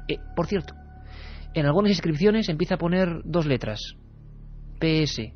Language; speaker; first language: Spanish; native; Spanish